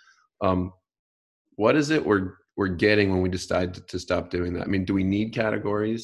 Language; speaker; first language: English; native; English